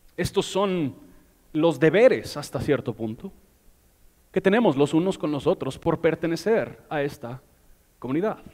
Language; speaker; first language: Spanish; non-native, fluent; English